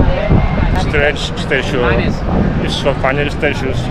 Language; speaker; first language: English; non-native, learner; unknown